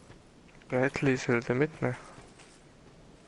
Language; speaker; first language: German; native; German